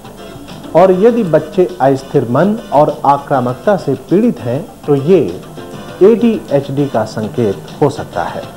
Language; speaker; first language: Hindi; native; Hindi